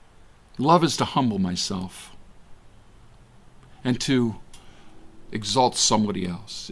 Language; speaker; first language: English; native; English